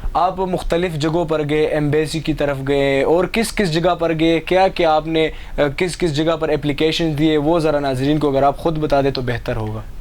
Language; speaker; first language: Urdu; non-native, local second language; Pashto